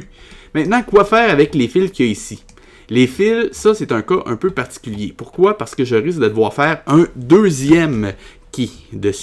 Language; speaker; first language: French; native; French